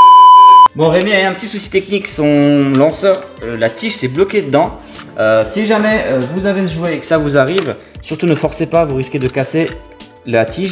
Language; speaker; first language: French; native; French